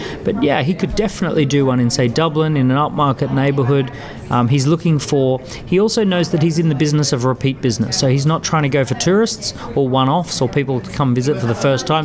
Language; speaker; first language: English; native; English